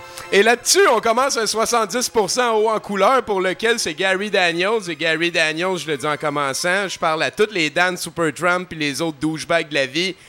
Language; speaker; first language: French; native; French